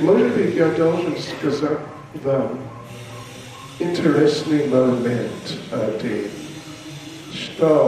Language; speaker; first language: Russian; non-native, learner; English